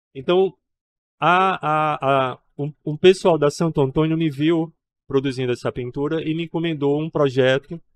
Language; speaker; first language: Portuguese; native; Portuguese